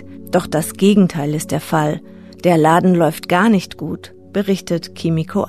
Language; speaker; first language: German; native; German